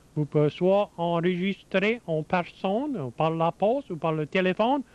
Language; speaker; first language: French; early bilingual, heritage; French